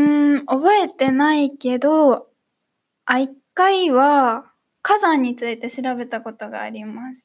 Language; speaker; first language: Japanese; native; Japanese